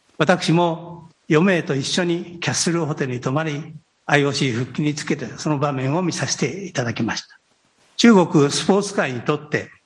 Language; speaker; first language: Japanese; native; Japanese